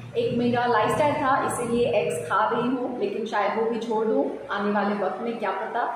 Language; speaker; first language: Hindi; non-native, local second language; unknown